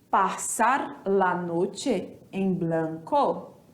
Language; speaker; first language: Spanish; non-native, fluent; Portuguese